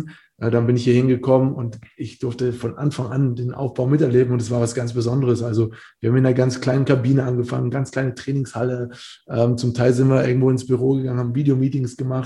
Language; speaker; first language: German; native; German